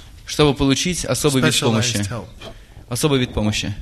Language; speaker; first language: Russian; native; Russian